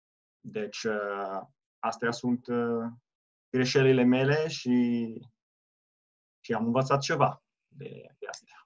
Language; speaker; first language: Romanian; non-native, fluent; Italian